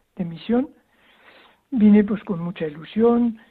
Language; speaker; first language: Spanish; native; Spanish